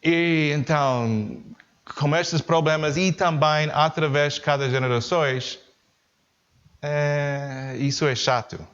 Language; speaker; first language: Portuguese; non-native, learner; English